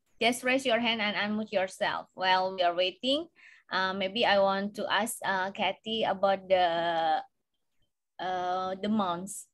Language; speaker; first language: English; non-native, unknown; Indonesian